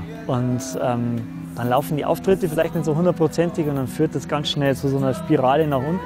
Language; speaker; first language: German; native; German